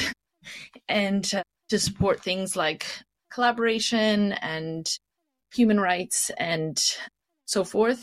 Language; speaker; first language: English; native; English